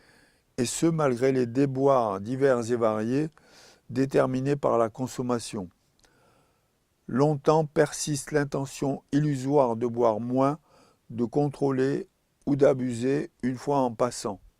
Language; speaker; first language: French; native; French